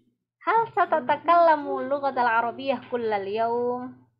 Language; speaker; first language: Arabic; non-native, fluent; Indonesian